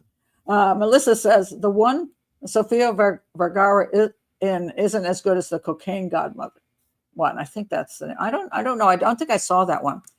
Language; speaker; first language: English; native; English